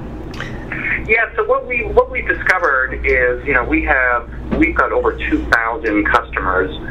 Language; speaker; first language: English; native; English